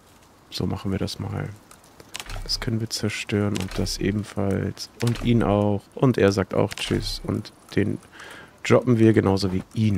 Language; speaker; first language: German; native; German